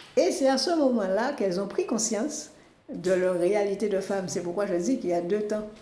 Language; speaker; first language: French; native; French